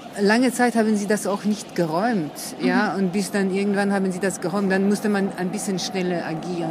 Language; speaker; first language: German; non-native, fluent; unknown